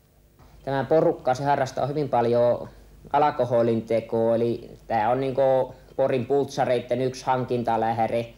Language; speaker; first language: Finnish; native; Finnish